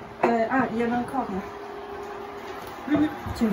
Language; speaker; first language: French; non-native, fluent; Italian